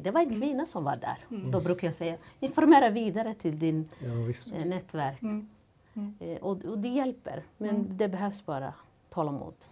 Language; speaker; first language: Swedish; non-native, fluent; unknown